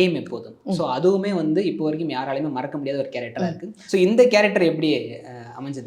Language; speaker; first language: Tamil; native; Tamil